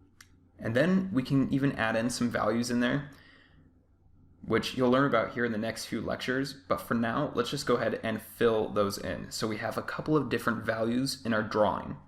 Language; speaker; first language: English; native; English